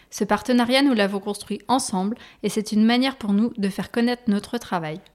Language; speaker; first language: French; native; French